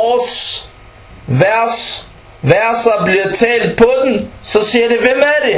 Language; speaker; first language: Danish; non-native, fluent; Arabic